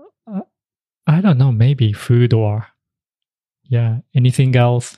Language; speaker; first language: English; non-native, fluent; Japanese